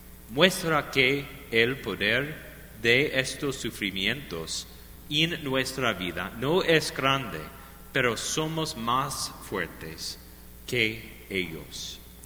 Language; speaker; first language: Spanish; non-native, learner; English